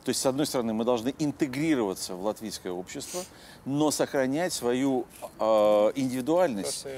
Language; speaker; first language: Russian; native; Russian